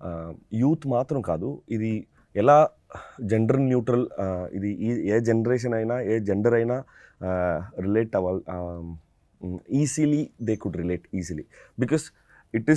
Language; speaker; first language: Telugu; non-native, fluent; Tamil